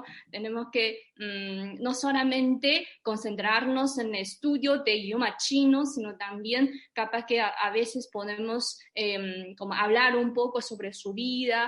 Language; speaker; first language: Spanish; non-native, fluent; Chinese